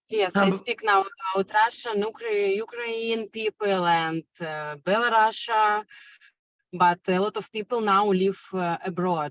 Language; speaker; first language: English; non-native, learner; Russian